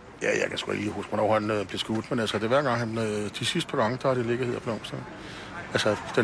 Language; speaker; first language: Danish; native; Danish